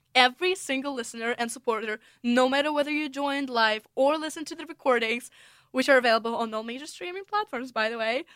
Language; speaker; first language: English; non-native, fluent; Russian